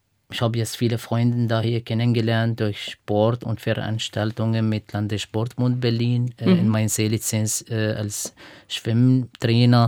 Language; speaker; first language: German; non-native, fluent; Arabic